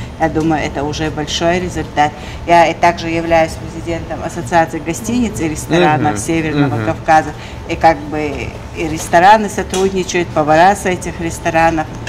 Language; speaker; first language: Russian; non-native, local second language; Chechen